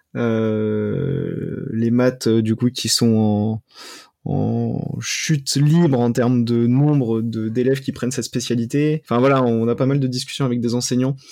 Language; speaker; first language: French; native; French